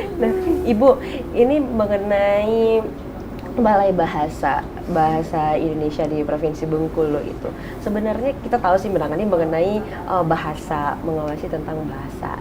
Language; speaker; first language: Indonesian; native; Indonesian